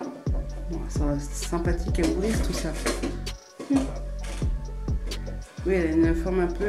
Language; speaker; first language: French; native; French